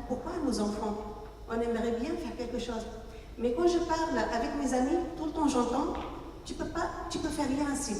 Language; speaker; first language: French; non-native, local second language; Arabic